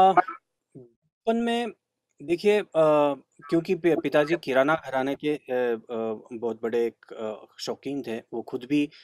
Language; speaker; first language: Hindi; non-native, local second language; Kannada